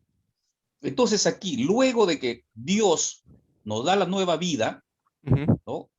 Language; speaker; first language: Spanish; native; Spanish